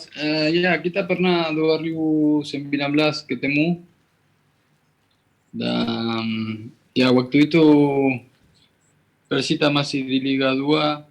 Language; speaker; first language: Indonesian; non-native, fluent; Spanish